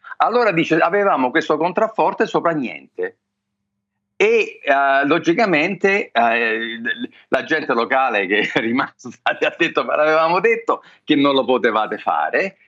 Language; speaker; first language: Italian; native; Italian